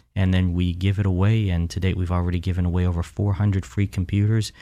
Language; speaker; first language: English; native; English